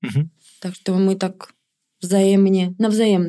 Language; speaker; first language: Czech; non-native, fluent; Russian